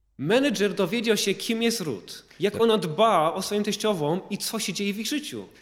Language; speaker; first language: Polish; early bilingual, heritage; Polish